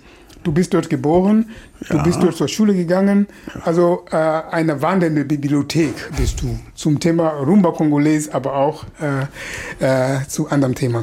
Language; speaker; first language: German; non-native, fluent; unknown